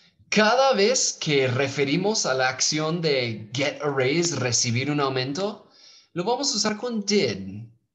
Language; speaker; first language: Spanish; native; Spanish